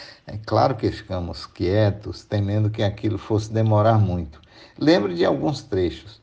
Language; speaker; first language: Portuguese; native; Portuguese